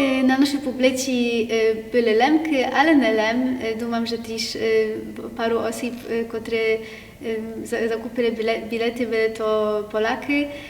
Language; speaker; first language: Polish; non-native, local second language; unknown